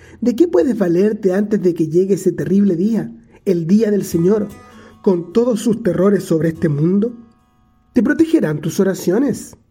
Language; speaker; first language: Spanish; native; Spanish